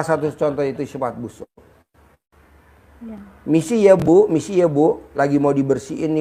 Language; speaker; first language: Indonesian; native; Indonesian